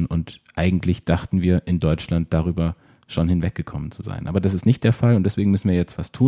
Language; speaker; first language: German; native; German